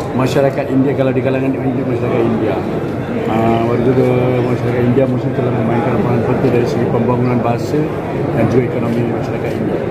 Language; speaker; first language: Malay; non-native, local second language; Tamil